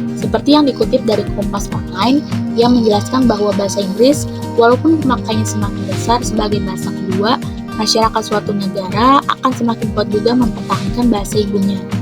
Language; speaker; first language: Indonesian; native; Indonesian